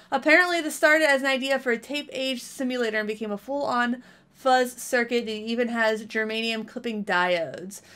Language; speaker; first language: English; native; English